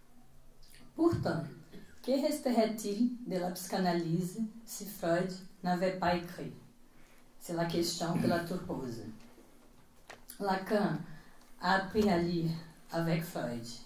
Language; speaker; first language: French; non-native, fluent; Portuguese